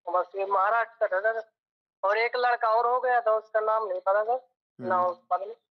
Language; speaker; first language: Hindi; native; Hindi